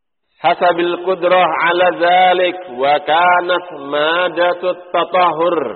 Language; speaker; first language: Arabic; non-native, fluent; Indonesian